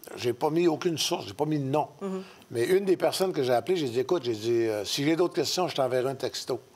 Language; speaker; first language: French; native; French